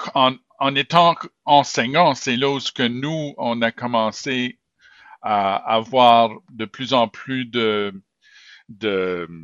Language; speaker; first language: French; native; French